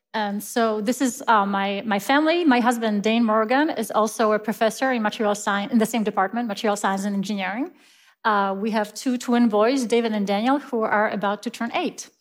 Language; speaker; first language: English; non-native, fluent; Polish